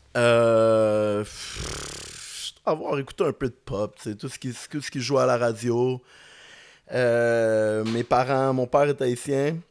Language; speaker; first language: French; native; French